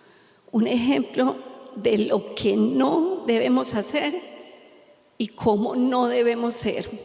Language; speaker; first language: Spanish; native; Spanish